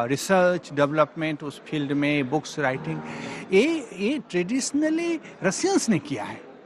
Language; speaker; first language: Hindi; native; Hindi